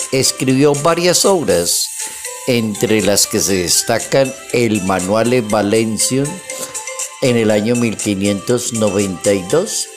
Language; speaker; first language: Spanish; native; Spanish